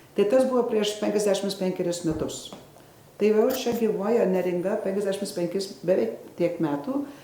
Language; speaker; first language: Lithuanian; early bilingual, heritage; Lithuanian